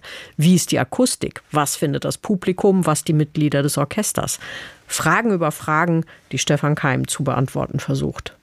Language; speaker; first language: German; native; German